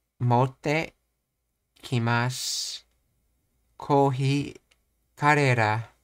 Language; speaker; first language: Japanese; non-native, learner; English